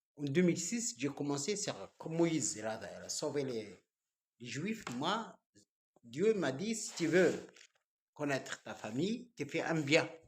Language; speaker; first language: French; non-native, local second language; Arabic